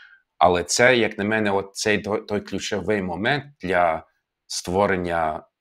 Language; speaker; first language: Ukrainian; non-native, fluent; English